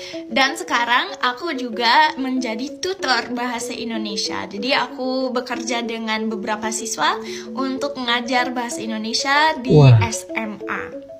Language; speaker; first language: Indonesian; non-native, fluent; English